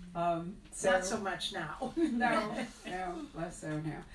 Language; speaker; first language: English; native; English